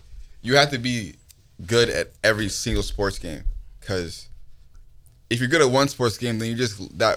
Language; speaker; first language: English; native; English